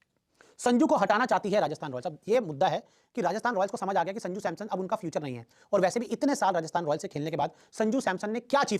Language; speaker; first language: Hindi; native; Hindi